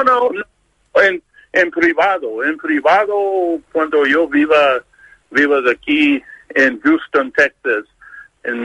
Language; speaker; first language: Spanish; non-native, learner; English